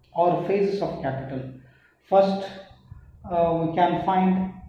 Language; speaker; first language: English; non-native, local second language; Kannada